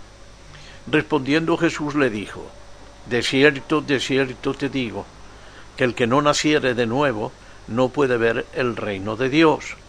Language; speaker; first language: Spanish; native; Spanish